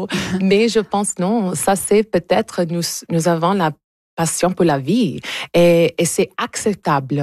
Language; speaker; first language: French; non-native, local second language; English